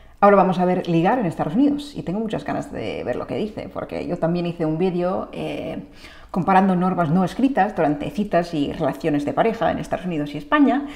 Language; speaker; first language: Spanish; non-native, fluent; English